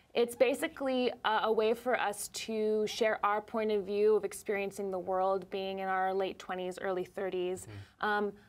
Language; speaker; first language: English; native; English